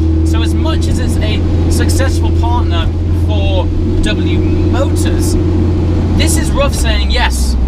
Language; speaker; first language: English; native; English